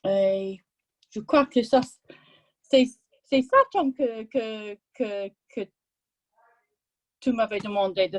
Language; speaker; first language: French; non-native, fluent; English